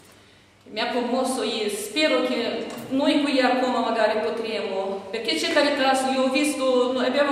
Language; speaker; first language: Italian; non-native, fluent; Romanian